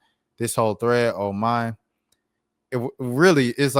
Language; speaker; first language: English; native; English